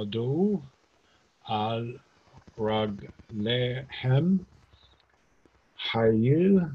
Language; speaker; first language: Hebrew; non-native, learner; English